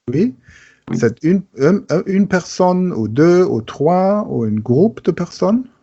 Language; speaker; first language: French; non-native, learner; German